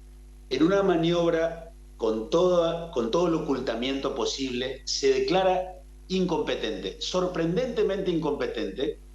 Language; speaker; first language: Spanish; native; Spanish